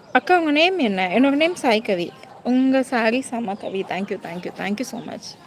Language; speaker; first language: Tamil; non-native, local second language; Telugu